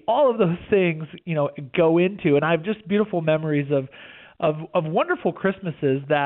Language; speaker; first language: English; native; English